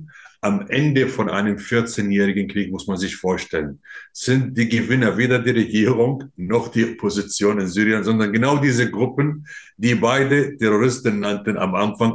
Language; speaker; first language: German; non-native, fluent; Arabic